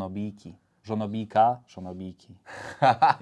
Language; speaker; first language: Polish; non-native, fluent; English